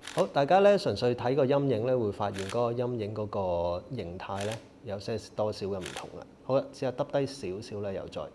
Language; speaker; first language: Cantonese; native; Cantonese